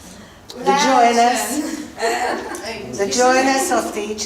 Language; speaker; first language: English; non-native, fluent; Hungarian